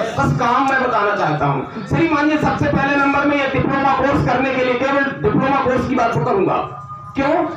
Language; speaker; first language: Hindi; native; Hindi